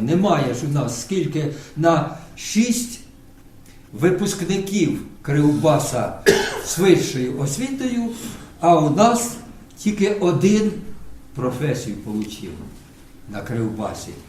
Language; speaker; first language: Ukrainian; non-native, local second language; Russian